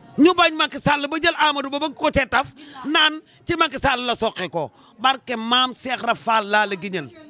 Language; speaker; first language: Wolof; non-native, local second language; Fula